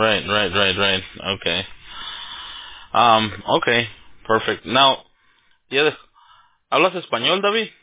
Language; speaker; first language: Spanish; early bilingual, heritage; Spanish